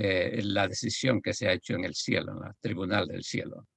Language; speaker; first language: Spanish; native; Spanish